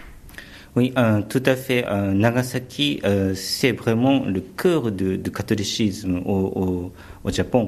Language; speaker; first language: French; early bilingual, other home language; Japanese